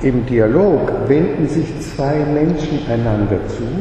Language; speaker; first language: German; non-native, fluent; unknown